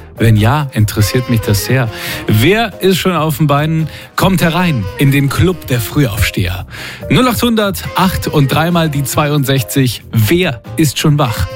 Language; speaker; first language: German; native; German